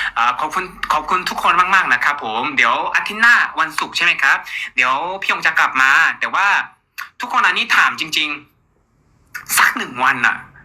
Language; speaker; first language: Thai; non-native, fluent; Korean